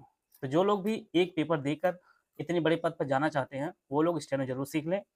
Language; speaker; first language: Hindi; native; Hindi